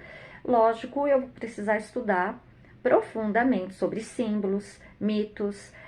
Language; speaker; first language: Portuguese; native; Portuguese